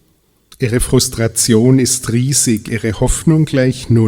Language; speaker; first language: German; native; German